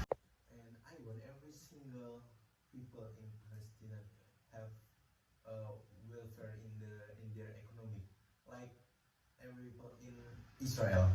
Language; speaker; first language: English; non-native, learner; Indonesian